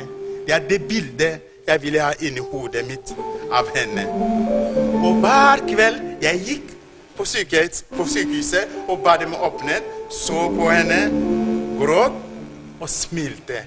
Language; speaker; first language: Norwegian; non-native, fluent; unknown